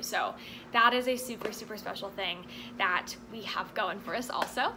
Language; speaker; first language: English; native; English